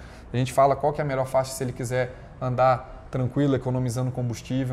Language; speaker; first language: Portuguese; native; Portuguese